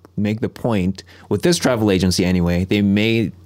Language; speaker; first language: English; non-native, fluent; Korean